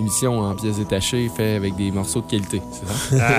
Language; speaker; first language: French; native; French